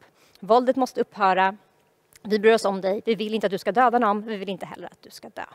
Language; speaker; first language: Swedish; native; Swedish